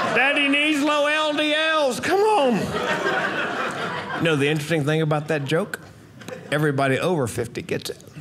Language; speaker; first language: English; native; English